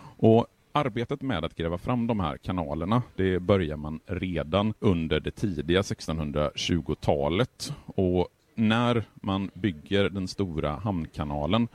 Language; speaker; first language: Swedish; native; Swedish